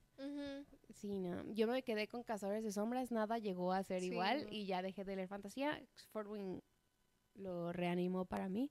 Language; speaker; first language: Spanish; native; Spanish